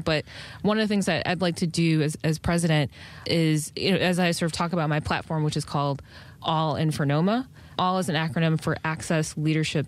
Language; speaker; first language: English; native; English